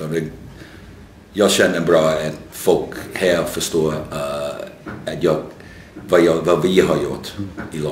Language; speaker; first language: Swedish; non-native, fluent; English